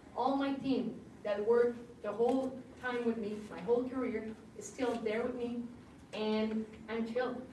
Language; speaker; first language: English; non-native, fluent; French